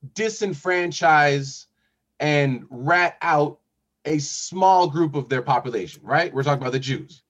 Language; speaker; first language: English; native; English